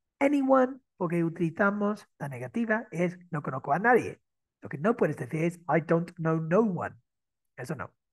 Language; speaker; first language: Spanish; non-native, fluent; English